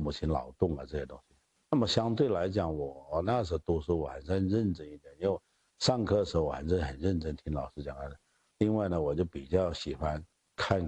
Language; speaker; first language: Chinese; native; Chinese